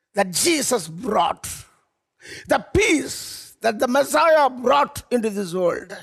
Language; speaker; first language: English; non-native, local second language; Tamil